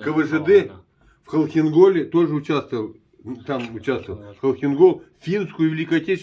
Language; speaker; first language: Russian; native; Russian